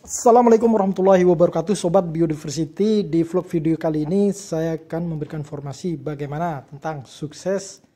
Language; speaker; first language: Indonesian; non-native, local second language; Javanese